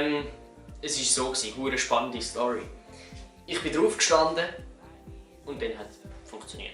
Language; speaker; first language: German; native; German